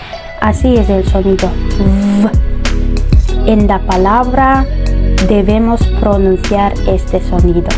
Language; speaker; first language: Spanish; non-native, fluent; Russian